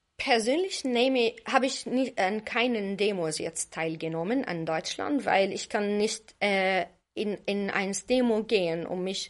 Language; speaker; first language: German; non-native, fluent; Arabic